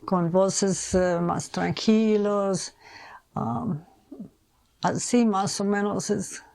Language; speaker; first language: Spanish; non-native, fluent; English